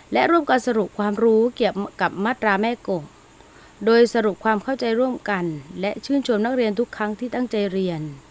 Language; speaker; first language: Thai; non-native, local second language; Malay